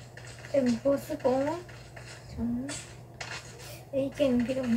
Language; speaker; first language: Korean; non-native, fluent; Japanese